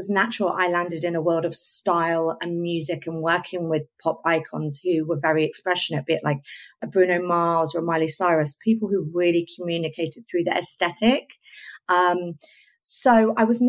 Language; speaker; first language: English; native; English